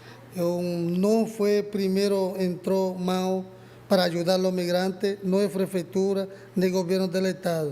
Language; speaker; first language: Portuguese; non-native, learner; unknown